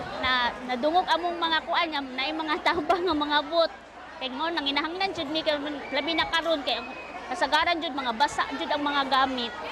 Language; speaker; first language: Cebuano; native; Cebuano